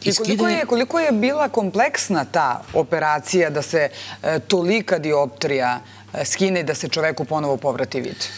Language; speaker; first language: Bosnian; native; Bosnian